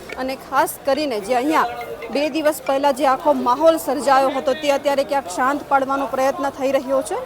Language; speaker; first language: Gujarati; native; Gujarati